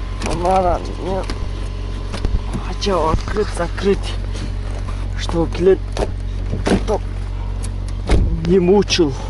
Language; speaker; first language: Russian; non-native, learner; Kyrgyz